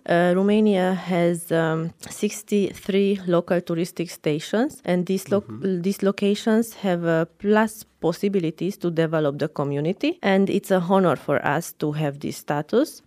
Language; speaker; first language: English; non-native, learner; Romanian